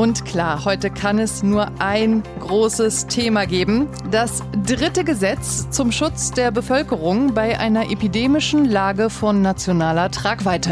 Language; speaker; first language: German; native; German